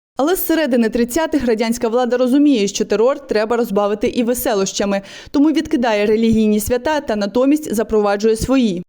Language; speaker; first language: Ukrainian; native; Ukrainian